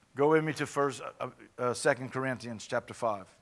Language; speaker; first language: English; native; English